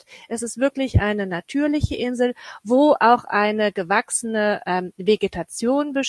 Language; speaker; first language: German; native; German